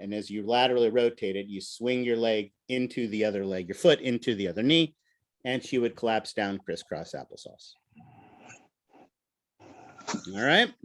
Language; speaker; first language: English; native; English